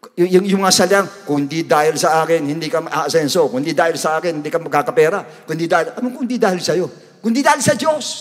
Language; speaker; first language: Filipino; native; Filipino